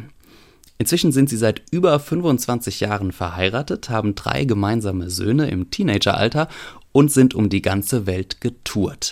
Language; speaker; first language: German; native; German